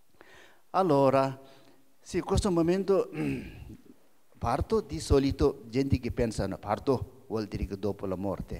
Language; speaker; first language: Italian; non-native, learner; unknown